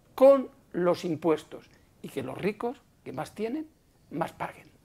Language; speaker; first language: Spanish; native; Spanish